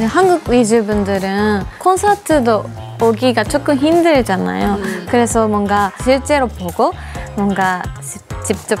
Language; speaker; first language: Korean; non-native, fluent; Japanese